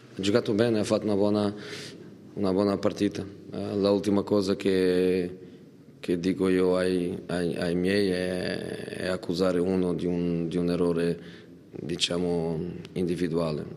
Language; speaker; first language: Italian; non-native, fluent; Portuguese